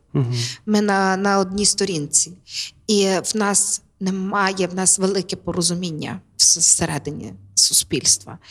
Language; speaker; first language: Ukrainian; native; Ukrainian